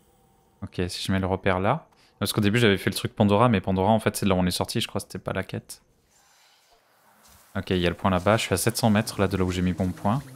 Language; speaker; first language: French; native; French